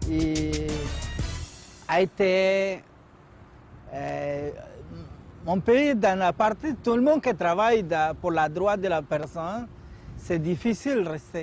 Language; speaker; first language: French; non-native, learner; Spanish